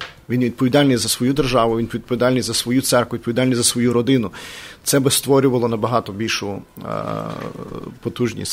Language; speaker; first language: Ukrainian; native; Ukrainian